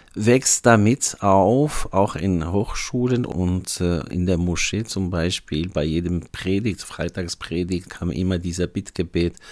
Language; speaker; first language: German; non-native, fluent; Arabic